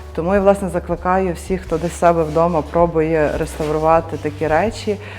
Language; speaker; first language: Ukrainian; native; Ukrainian